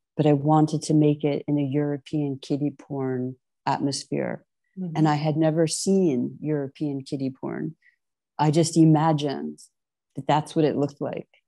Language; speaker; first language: English; native; English